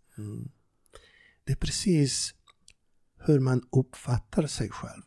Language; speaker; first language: Swedish; non-native, fluent; Serbian